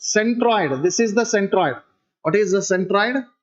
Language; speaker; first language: English; non-native, local second language; Kannada